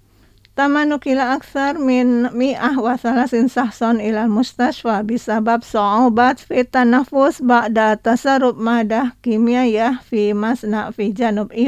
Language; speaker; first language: Arabic; non-native, fluent; Indonesian